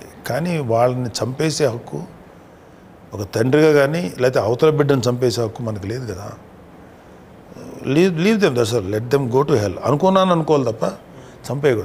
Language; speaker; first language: Telugu; native; Telugu